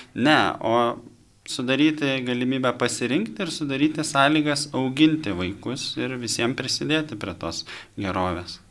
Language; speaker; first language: Lithuanian; native; Lithuanian